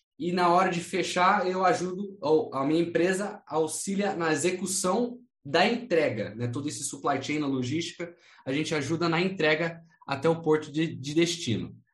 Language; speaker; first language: Portuguese; non-native, fluent; English